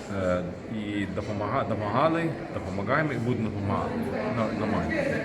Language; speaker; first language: Ukrainian; non-native, learner; Lithuanian